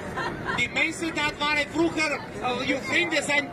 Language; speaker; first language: Dutch; non-native, learner; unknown